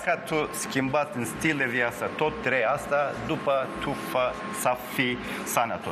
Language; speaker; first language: Romanian; non-native, learner; Turkish